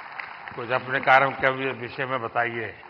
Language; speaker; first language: Hindi; non-native, local second language; Gujarati